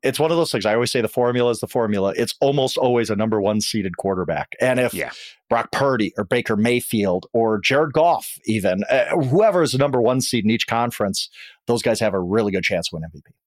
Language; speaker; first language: English; native; English